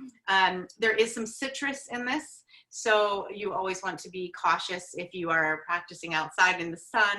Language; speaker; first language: English; native; English